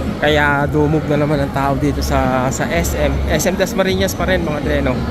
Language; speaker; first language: Filipino; native; Filipino